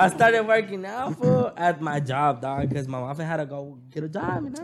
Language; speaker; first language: English; early bilingual, other home language; Spanish